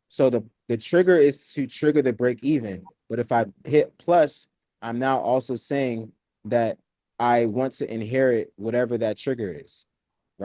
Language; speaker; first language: English; native; English